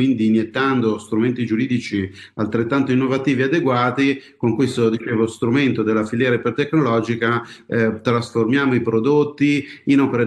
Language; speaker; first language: Italian; native; Italian